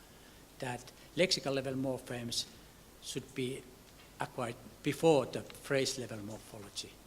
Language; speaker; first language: English; non-native, fluent; Finnish